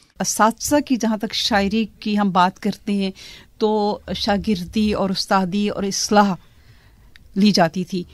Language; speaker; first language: Urdu; native; Urdu